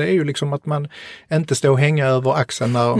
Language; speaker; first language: Swedish; native; Swedish